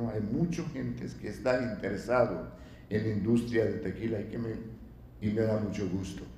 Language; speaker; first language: Spanish; non-native, fluent; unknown